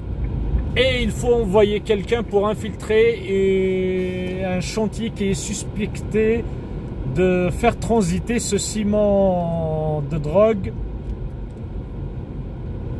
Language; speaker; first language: French; native; French